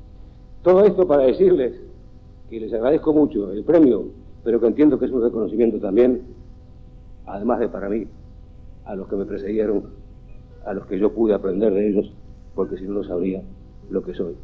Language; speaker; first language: Spanish; native; Spanish